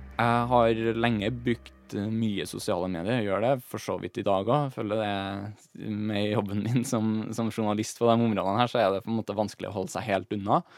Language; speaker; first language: Norwegian; native; Norwegian